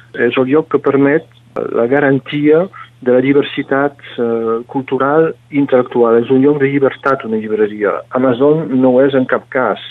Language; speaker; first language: Catalan; native; Catalan